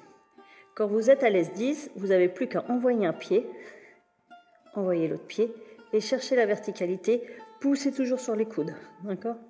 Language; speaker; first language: French; native; French